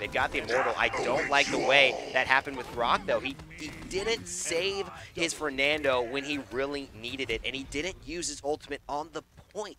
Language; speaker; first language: English; native; English